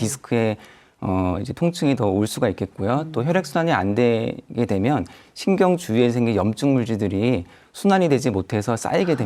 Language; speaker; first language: Korean; native; Korean